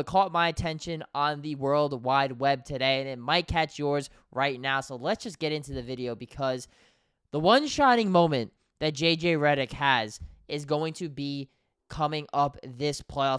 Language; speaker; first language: English; native; English